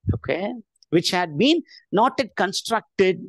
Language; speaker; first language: English; non-native, local second language; Tamil